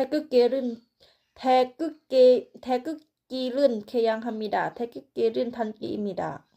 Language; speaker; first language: Korean; non-native, learner; Thai